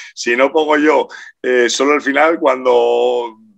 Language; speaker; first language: Spanish; native; Spanish